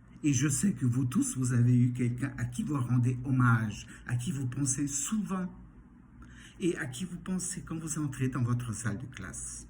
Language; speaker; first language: French; non-native, fluent; Portuguese